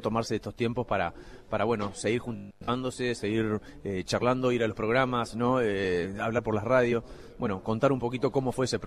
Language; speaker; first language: Spanish; native; Spanish